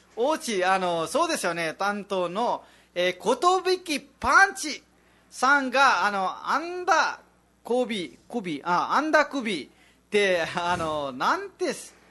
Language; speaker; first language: Japanese; non-native, fluent; Nepali